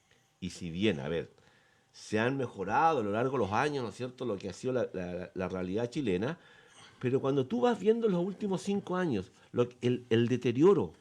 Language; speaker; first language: Spanish; native; Spanish